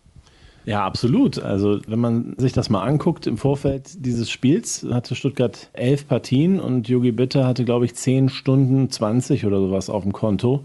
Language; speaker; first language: German; native; German